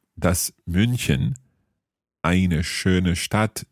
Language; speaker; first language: German; non-native, learner; English